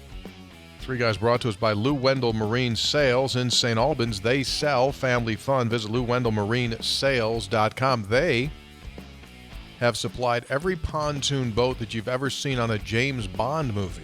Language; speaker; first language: English; native; English